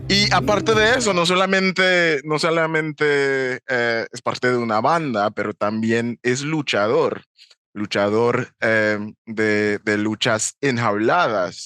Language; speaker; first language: Spanish; non-native, fluent; English